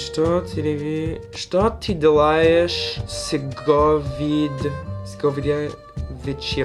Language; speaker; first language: Russian; non-native, learner; English